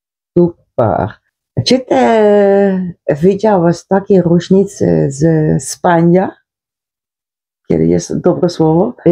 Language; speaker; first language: Polish; non-native, learner; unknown